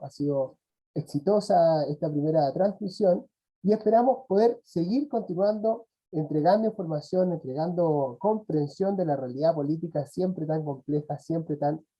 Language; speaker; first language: Spanish; native; Spanish